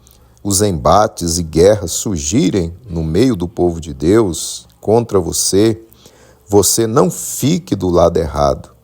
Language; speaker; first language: Portuguese; native; Portuguese